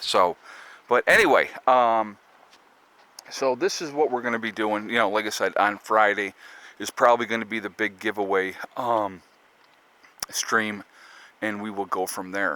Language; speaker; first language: English; native; English